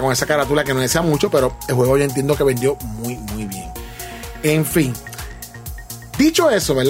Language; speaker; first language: Spanish; native; Spanish